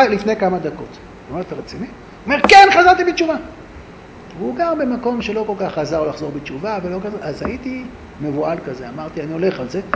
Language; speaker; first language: Hebrew; native; Hebrew